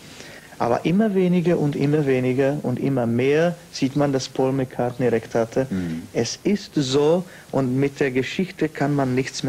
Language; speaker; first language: German; non-native, fluent; Czech